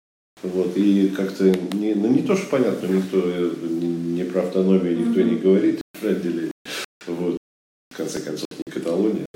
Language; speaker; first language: Russian; native; Russian